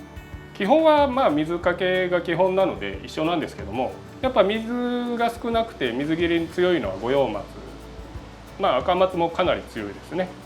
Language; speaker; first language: Japanese; native; Japanese